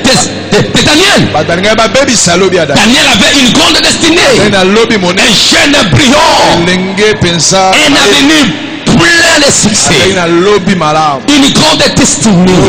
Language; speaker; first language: French; non-native, local second language; Lingala